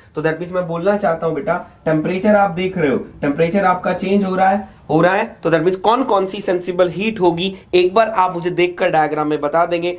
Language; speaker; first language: Hindi; native; Hindi